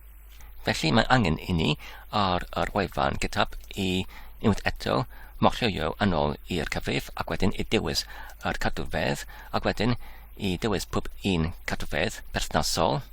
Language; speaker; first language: Welsh; non-native, learner; Polish